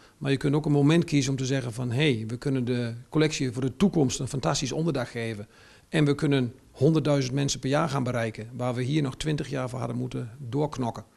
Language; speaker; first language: Dutch; native; Dutch